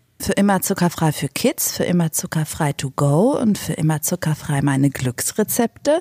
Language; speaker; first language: German; native; German